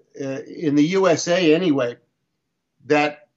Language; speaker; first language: English; native; English